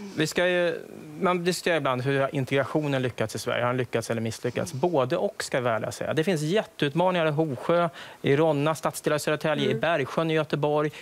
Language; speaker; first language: Swedish; native; Swedish